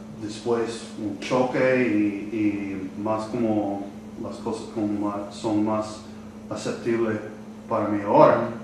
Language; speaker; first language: Spanish; non-native, learner; English